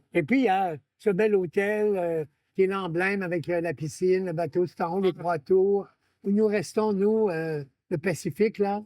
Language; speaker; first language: French; native; French